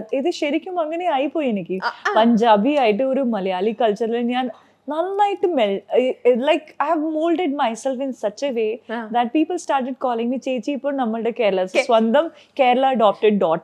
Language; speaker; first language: Malayalam; non-native, local second language; Punjabi